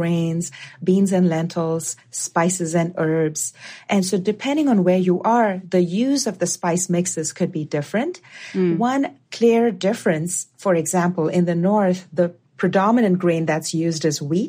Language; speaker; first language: English; non-native, local second language; Gujarati